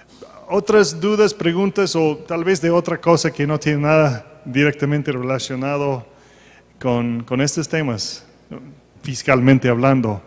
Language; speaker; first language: Spanish; non-native, fluent; English